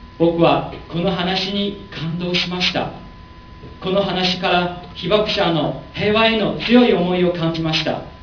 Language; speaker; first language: Japanese; non-native, learner; Chinese